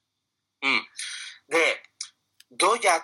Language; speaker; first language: Japanese; non-native, fluent; Spanish